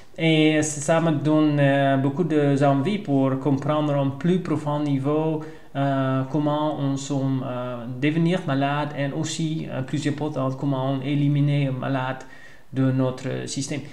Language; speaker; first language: French; non-native, learner; Dutch